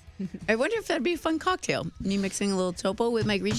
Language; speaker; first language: English; native; English